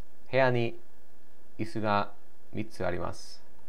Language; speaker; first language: Japanese; non-native, learner; English